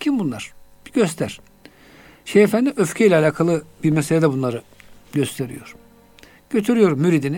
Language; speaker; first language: Turkish; native; Turkish